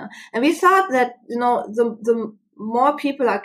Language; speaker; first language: English; non-native, fluent; German